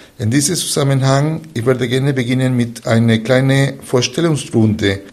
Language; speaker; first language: German; non-native, fluent; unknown